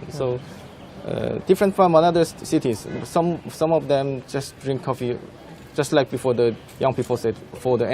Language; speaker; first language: English; non-native, fluent; Korean